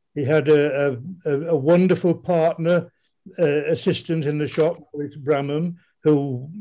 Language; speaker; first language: English; native; English